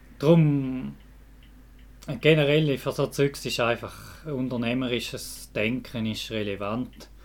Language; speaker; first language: German; native; German